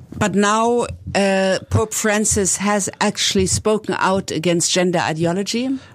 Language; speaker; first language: English; non-native, fluent; German